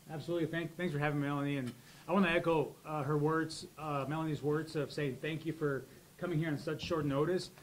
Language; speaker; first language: English; early bilingual, other home language; Spanish